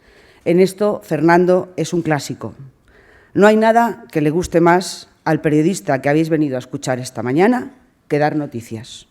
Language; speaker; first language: Spanish; native; Spanish